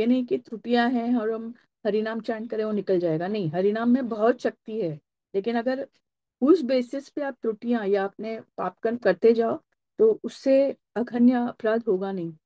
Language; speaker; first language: Hindi; non-native, local second language; Marathi